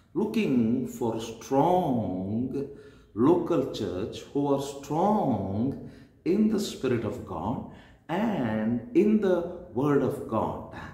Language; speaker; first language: English; non-native, local second language; Kannada